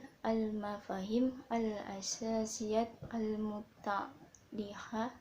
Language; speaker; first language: Arabic; non-native, learner; Indonesian